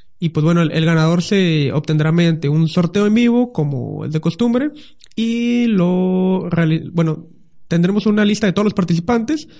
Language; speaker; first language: Spanish; native; Spanish